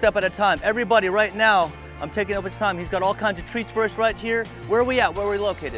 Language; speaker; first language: English; native; English